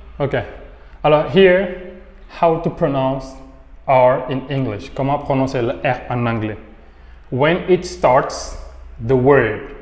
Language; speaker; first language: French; non-native, local second language; Wolof